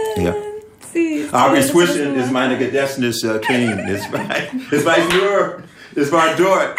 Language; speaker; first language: German; non-native, learner; English